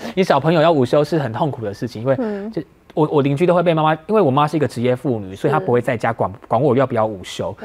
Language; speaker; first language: Chinese; native; Chinese